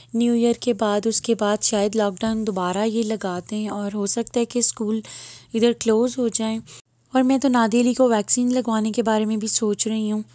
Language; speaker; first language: Urdu; native; Urdu